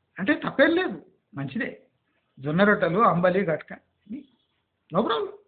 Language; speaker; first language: Telugu; native; Telugu